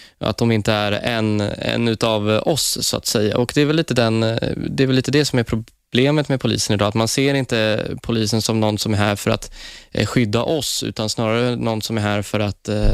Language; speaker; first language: Swedish; native; Swedish